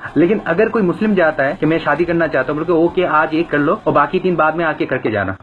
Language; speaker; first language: Hindi; non-native, fluent; Bangla